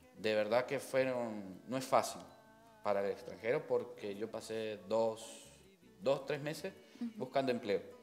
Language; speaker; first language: Spanish; native; Spanish